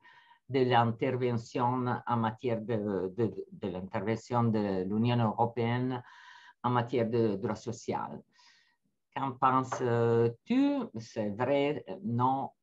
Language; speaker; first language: French; non-native, fluent; Italian